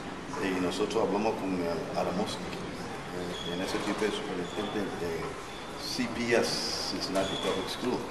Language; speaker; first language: Spanish; non-native, local second language; English